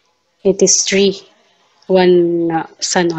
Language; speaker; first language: English; non-native, learner; Filipino